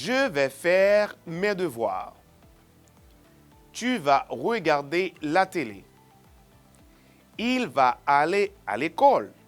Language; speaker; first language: French; non-native, fluent; Spanish